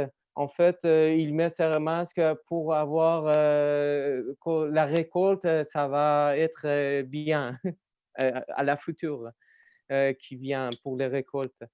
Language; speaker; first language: French; non-native, learner; Persian